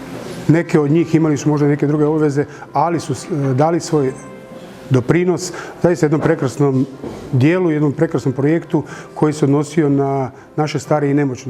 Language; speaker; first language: Croatian; native; Croatian